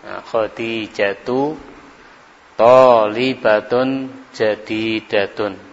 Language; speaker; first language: Arabic; non-native, fluent; Indonesian